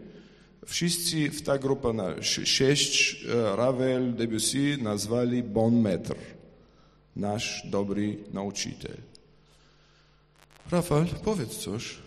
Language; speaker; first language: Polish; non-native, fluent; Ukrainian